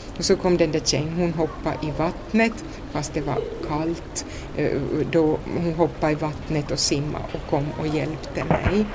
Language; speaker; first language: Swedish; native; Swedish